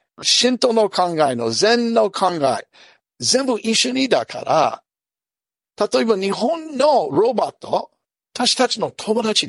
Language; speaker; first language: Japanese; non-native, fluent; English